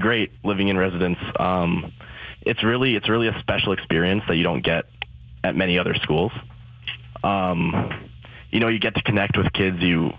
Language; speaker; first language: English; native; English